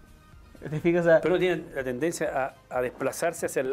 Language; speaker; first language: Spanish; native; Spanish